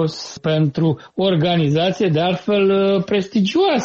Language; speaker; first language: Romanian; native; Romanian